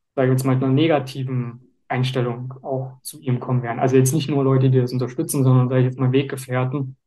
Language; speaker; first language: German; native; German